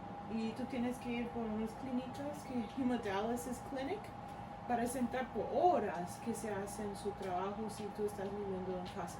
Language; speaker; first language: Spanish; early bilingual, heritage; Spanish